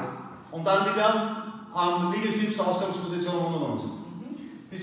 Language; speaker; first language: German; native; German